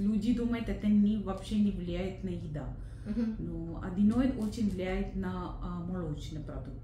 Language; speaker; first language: Russian; non-native, learner; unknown